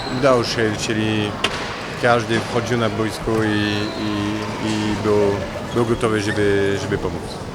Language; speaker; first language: Polish; non-native, fluent; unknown